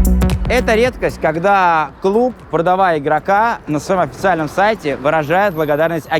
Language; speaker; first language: Russian; native; Russian